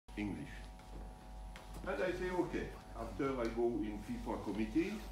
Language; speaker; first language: English; non-native, learner; French